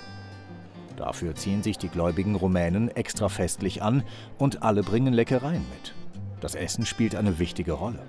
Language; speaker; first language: German; native; German